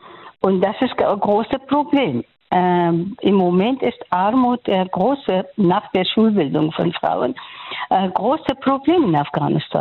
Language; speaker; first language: German; non-native, fluent; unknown